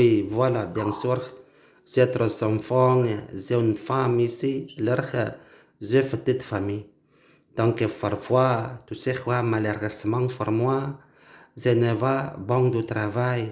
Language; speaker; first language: French; non-native, learner; Indonesian